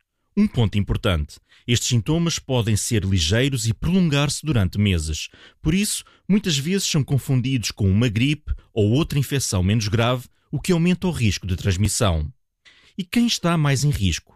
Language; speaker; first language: Portuguese; native; Portuguese